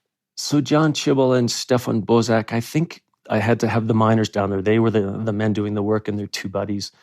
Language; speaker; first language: English; native; English